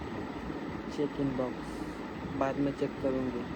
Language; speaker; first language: Hindi; non-native, learner; Bangla